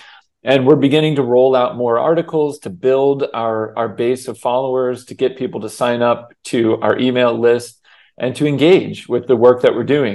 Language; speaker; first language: English; native; English